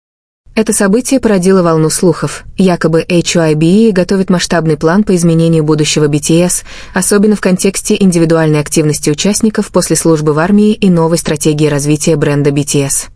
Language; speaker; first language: Russian; native; Russian